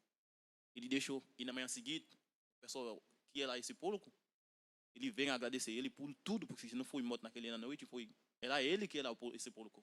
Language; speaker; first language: Portuguese; non-native, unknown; Haitian Creole